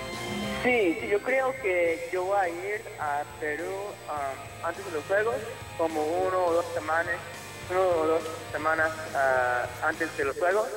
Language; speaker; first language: Spanish; early bilingual, heritage; English